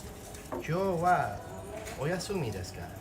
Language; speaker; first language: Japanese; non-native, learner; English